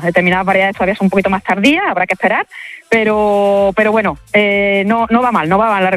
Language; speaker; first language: Spanish; native; Spanish